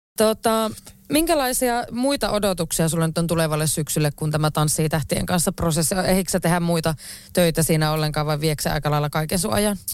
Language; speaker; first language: Finnish; native; Finnish